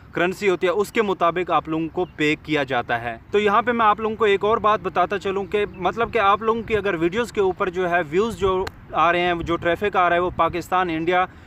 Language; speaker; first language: Urdu; native; Urdu